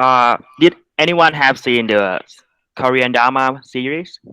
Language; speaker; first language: English; non-native, learner; Thai